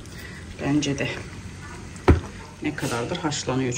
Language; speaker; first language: Turkish; native; Turkish